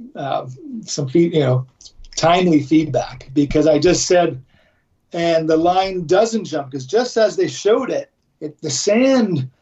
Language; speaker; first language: English; native; English